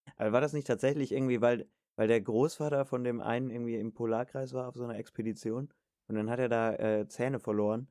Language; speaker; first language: German; native; German